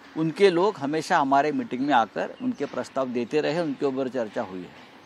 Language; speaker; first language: Hindi; non-native, local second language; Marathi